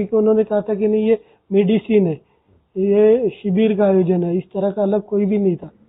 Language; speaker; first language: Hindi; non-native, local second language; Marathi